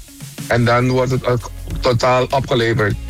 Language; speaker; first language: Dutch; non-native, local second language; Papiamento